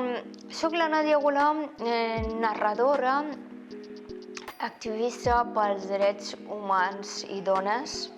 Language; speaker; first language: Catalan; non-native, fluent; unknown